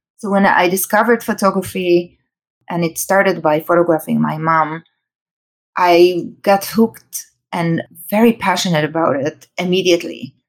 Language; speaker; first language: English; non-native, fluent; Hebrew